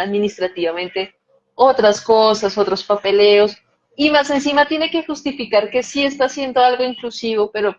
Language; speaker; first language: Spanish; native; Spanish